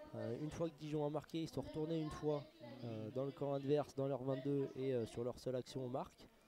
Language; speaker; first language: French; native; French